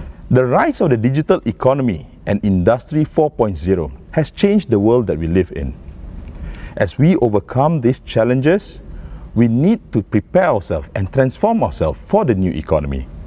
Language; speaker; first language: English; non-native, local second language; Malay